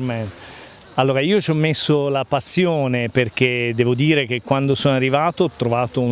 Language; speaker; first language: Italian; native; Italian